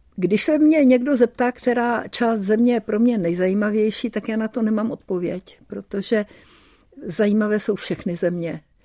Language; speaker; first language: Czech; early bilingual, heritage; Czech